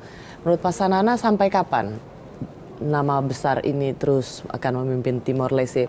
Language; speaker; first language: Indonesian; native; Indonesian